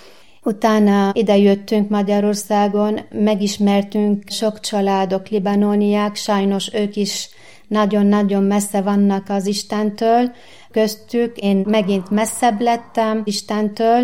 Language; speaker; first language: Hungarian; non-native, fluent; Arabic